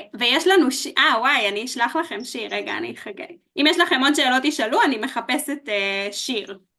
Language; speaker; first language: Hebrew; native; Hebrew